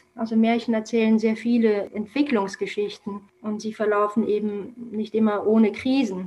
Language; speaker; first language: German; non-native, fluent; Romanian